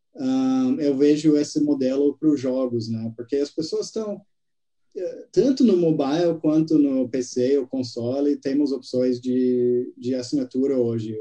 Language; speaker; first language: Portuguese; non-native, fluent; English